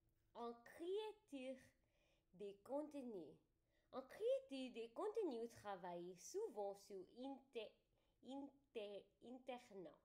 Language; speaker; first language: French; non-native, learner; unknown